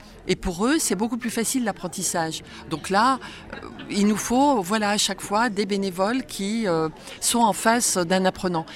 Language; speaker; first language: French; native; French